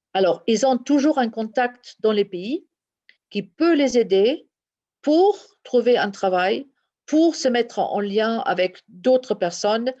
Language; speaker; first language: French; non-native, fluent; German